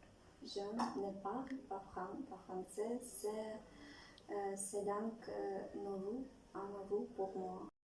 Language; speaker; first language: French; non-native, learner; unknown